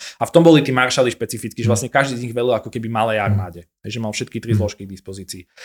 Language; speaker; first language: Slovak; native; Slovak